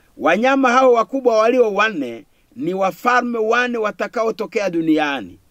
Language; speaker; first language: Swahili; non-native, local second language; Kinyarwanda